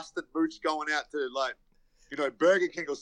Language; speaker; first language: English; native; English